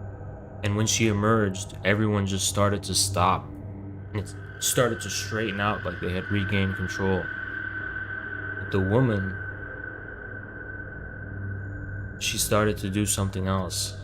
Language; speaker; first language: English; native; English